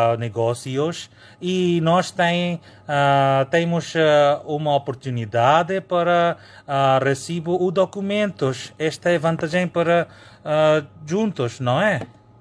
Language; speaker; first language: Portuguese; non-native, learner; Bangla